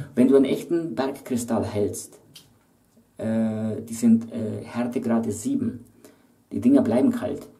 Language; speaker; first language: German; native; German